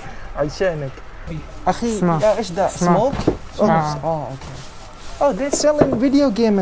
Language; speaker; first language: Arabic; non-native, learner; Thai